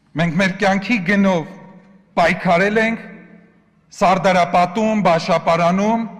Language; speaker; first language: Armenian; non-native, local second language; Kurdish